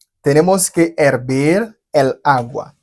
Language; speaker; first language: Spanish; non-native, fluent; Haitian Creole